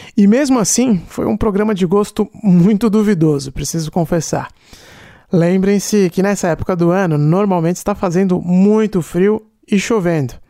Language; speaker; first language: Portuguese; native; Portuguese